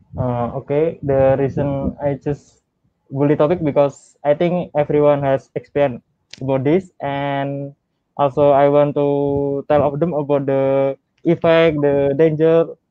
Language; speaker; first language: English; non-native, learner; Indonesian